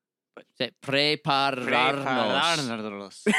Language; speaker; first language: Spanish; non-native, learner; English